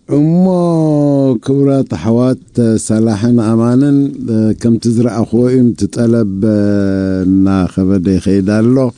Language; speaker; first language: Tigrinya; native; Tigrinya